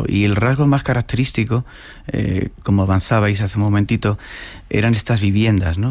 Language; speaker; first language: Spanish; native; Spanish